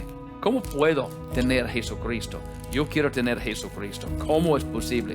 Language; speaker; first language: Spanish; non-native, learner; English